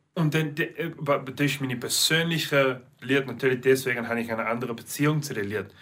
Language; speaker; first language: German; non-native, learner; English